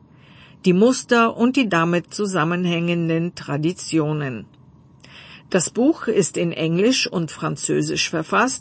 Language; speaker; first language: German; non-native, fluent; Bulgarian